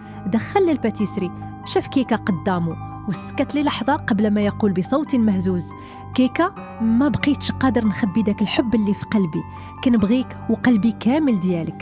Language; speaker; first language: Arabic; native; Arabic